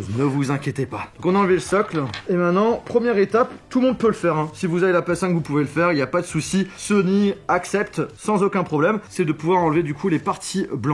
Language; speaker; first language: French; native; French